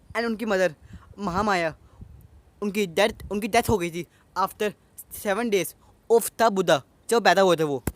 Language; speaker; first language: Hindi; native; Hindi